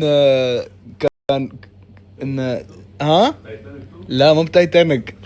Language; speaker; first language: Arabic; native; Arabic